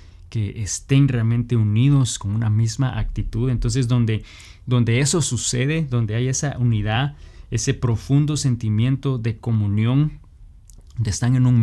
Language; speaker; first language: Spanish; native; Spanish